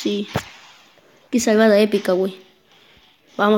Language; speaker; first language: Spanish; native; Spanish